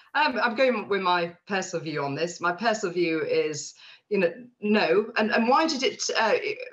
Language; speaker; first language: English; native; English